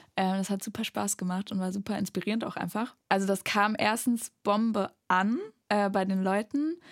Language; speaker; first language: German; native; German